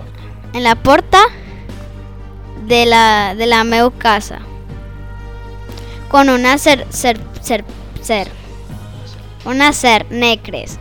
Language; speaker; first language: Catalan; non-native, learner; Spanish